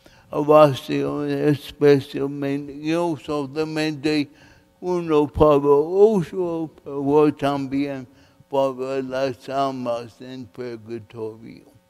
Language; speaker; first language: Spanish; non-native, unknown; English